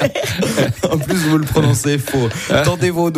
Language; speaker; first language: French; native; French